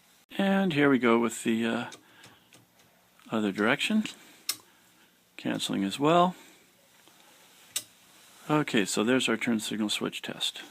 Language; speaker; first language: English; native; English